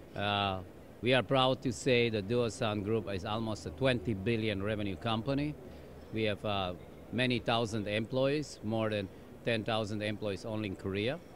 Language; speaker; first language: English; non-native, fluent; German